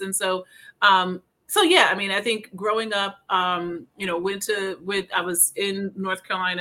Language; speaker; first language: English; native; English